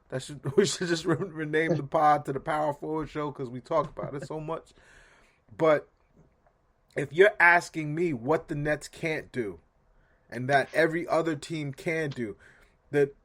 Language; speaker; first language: English; native; English